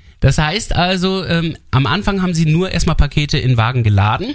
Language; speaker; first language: German; native; German